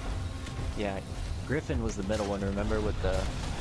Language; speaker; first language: English; native; English